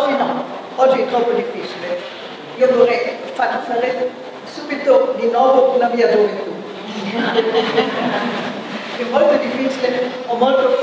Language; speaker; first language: Italian; non-native, fluent; German